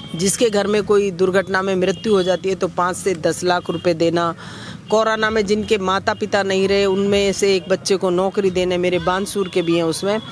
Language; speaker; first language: Hindi; native; Hindi